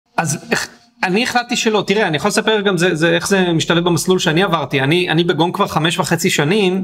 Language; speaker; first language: Hebrew; native; Hebrew